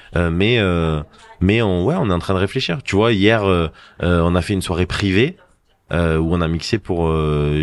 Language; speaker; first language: French; native; French